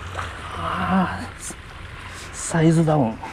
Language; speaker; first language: Japanese; native; Japanese